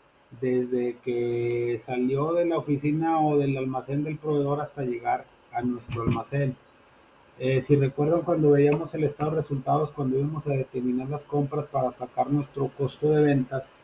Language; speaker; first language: Spanish; native; Spanish